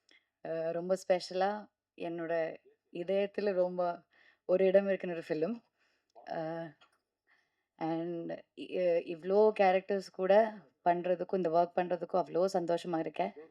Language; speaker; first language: Tamil; non-native, learner; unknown